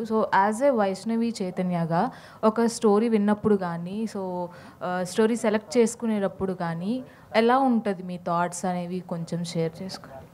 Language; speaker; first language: Telugu; native; Telugu